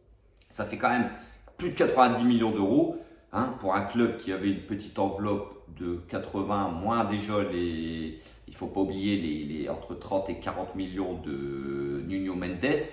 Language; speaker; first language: French; native; French